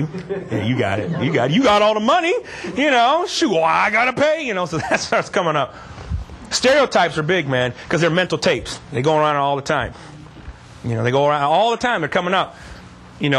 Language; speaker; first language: English; native; English